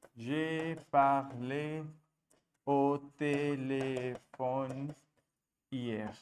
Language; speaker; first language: French; non-native, fluent; Hindi